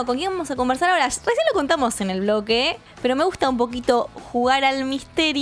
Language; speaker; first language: Spanish; native; Spanish